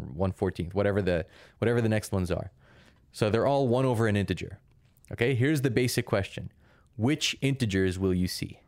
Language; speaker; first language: English; early bilingual, other home language; Russian